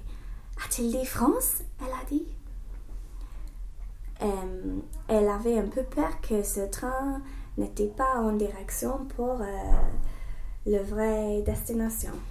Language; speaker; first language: French; non-native, learner; English